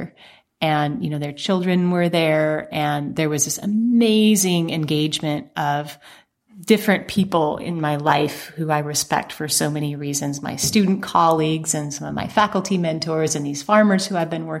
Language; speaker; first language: English; native; English